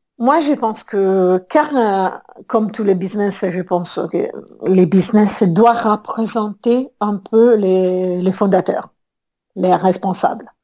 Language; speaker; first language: French; non-native, fluent; Italian